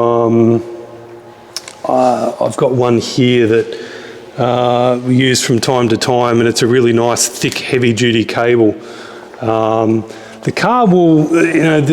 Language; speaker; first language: English; native; English